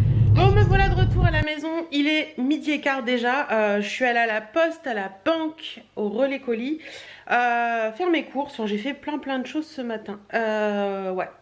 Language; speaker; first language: French; native; French